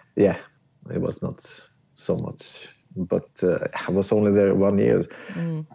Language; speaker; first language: English; non-native, learner; Swedish